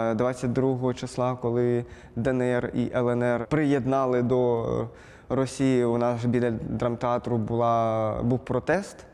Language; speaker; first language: Ukrainian; native; Ukrainian